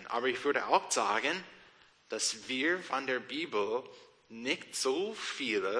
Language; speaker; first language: German; non-native, learner; English